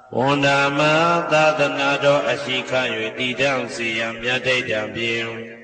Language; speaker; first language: Burmese; native; Burmese